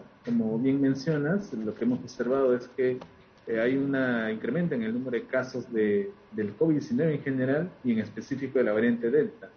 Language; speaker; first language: Spanish; native; Spanish